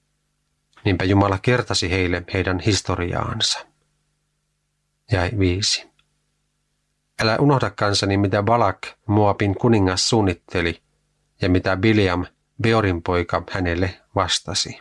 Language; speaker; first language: Finnish; native; Finnish